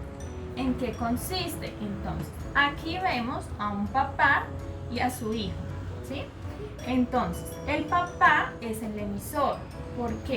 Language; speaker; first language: Spanish; native; Spanish